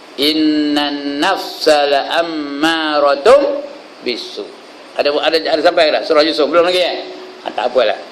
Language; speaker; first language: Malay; native; Malay